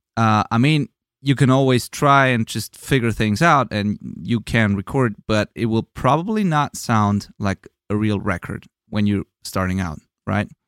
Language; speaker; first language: English; non-native, fluent; German